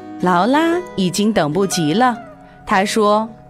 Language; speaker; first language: Chinese; native; Chinese